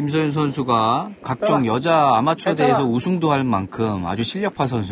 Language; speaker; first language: Korean; native; Korean